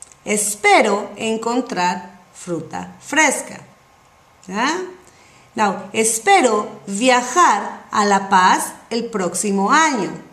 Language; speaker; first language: Spanish; non-native, fluent; English